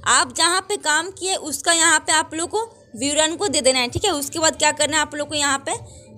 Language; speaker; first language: Hindi; native; Hindi